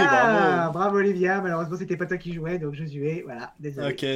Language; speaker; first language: French; native; French